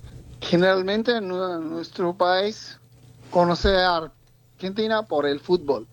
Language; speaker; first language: Spanish; non-native, learner; Bangla